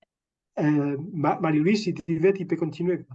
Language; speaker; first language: French; non-native, fluent; Catalan